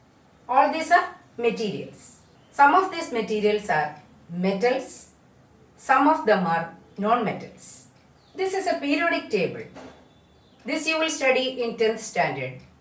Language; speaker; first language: English; non-native, local second language; Malayalam